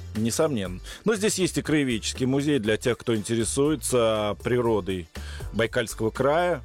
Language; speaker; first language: Russian; native; Russian